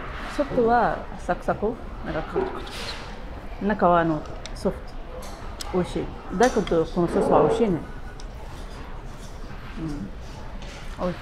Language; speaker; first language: Japanese; non-native, learner; Arabic